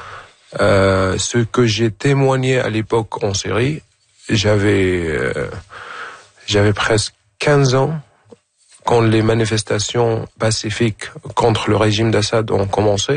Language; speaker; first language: French; non-native, fluent; Arabic